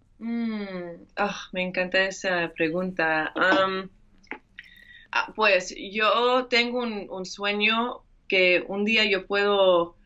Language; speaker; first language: Spanish; early bilingual, heritage; English